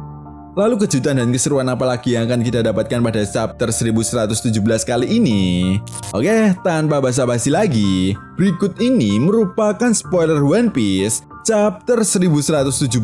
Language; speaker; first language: Indonesian; native; Indonesian